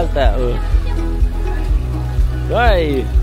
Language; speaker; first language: Italian; non-native, fluent; Filipino